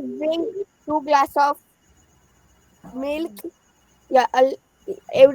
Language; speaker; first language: English; non-native, learner; Marathi